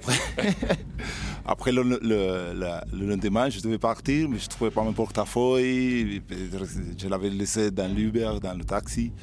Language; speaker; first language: French; non-native, learner; Spanish